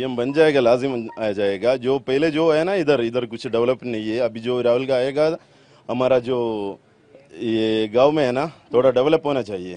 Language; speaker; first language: Hindi; non-native, local second language; Malayalam